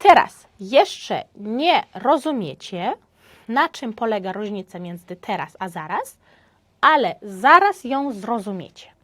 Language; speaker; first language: Polish; non-native, fluent; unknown